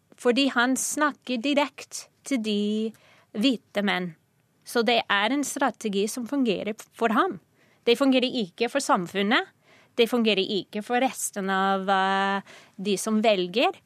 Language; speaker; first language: Norwegian; non-native, fluent; English